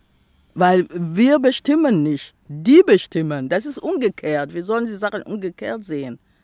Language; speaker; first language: German; non-native, local second language; French